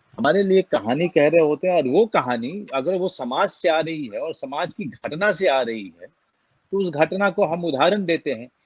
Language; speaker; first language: Hindi; native; Hindi